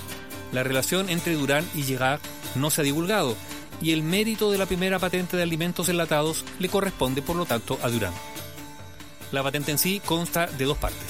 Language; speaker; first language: Spanish; native; Spanish